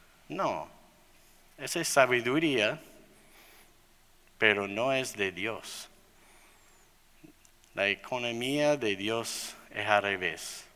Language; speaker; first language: Spanish; non-native, fluent; English